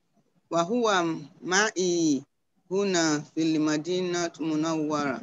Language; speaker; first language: Arabic; non-native, learner; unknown